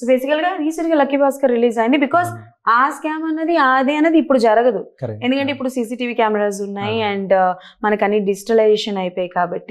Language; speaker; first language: Telugu; native; Telugu